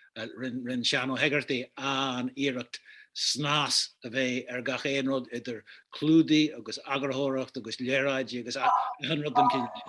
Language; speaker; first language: Irish; native; Irish